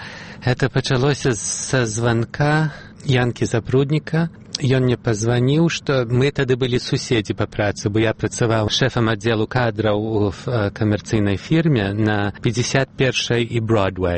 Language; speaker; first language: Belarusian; early bilingual, heritage; Belarusian